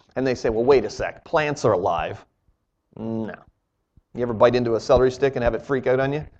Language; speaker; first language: English; native; English